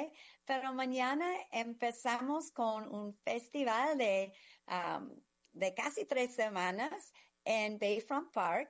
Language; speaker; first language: Spanish; non-native, fluent; English